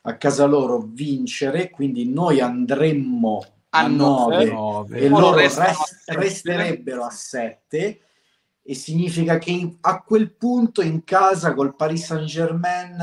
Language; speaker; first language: Italian; native; Italian